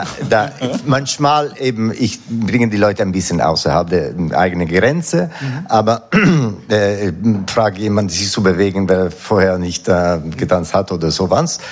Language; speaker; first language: German; non-native, fluent; Italian